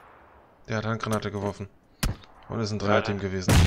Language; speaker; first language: German; native; German